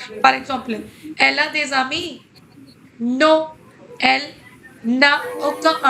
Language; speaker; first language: French; non-native, fluent; Hindi